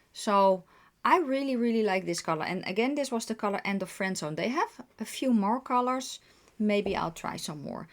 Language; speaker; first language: English; non-native, fluent; Dutch